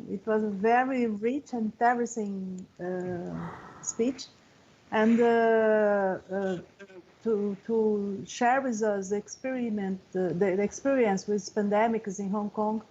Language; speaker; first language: English; non-native, learner; Portuguese